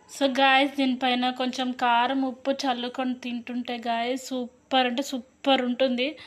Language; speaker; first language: Telugu; non-native, local second language; Lambadi